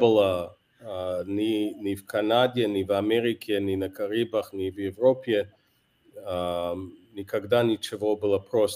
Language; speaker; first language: Russian; non-native, fluent; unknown